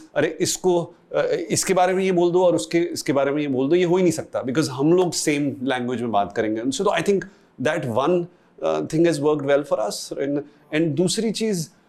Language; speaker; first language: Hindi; native; Hindi